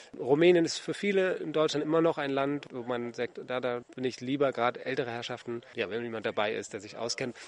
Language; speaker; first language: German; native; German